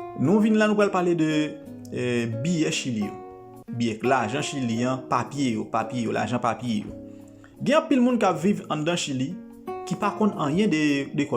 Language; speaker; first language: French; non-native, local second language; Haitian Creole